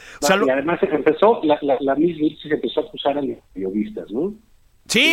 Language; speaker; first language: Spanish; native; Spanish